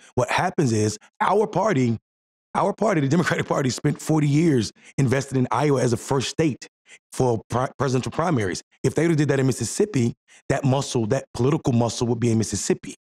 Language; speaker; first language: English; native; English